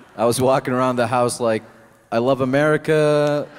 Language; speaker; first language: English; non-native, fluent; Arabic